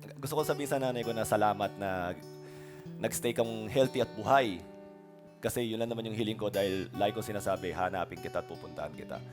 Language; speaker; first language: Filipino; native; Filipino